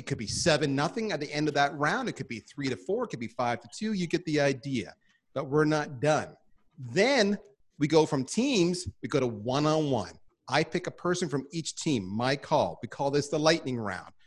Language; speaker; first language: English; native; English